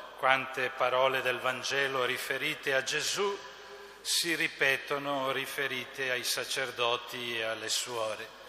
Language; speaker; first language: Italian; native; Italian